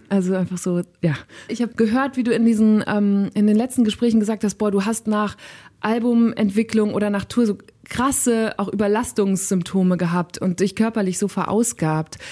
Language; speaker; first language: German; native; German